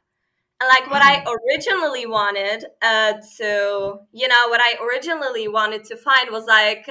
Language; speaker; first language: English; non-native, fluent; Turkish